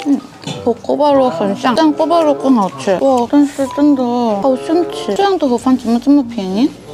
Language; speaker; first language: Chinese; non-native, fluent; Korean